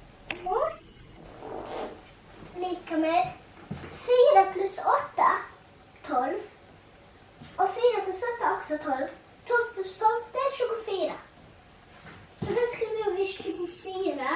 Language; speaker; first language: Swedish; early bilingual, other home language; Tigrinya